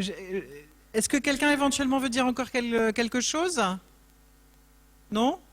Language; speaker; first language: French; native; French